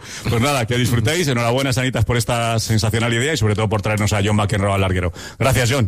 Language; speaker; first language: Spanish; native; Spanish